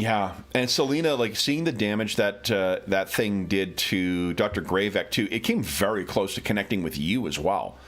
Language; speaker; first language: English; native; English